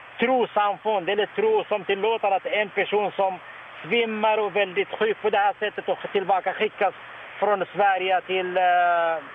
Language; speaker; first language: Swedish; non-native, learner; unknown